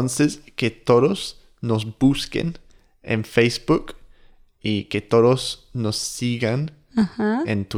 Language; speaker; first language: Spanish; non-native, fluent; English